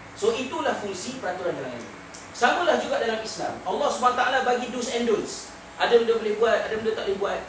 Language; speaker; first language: Malay; native; Malay